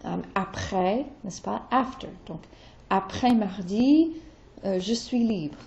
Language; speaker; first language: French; non-native, fluent; English